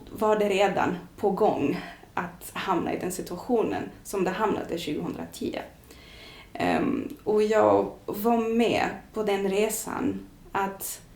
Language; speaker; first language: Swedish; non-native, fluent; Greek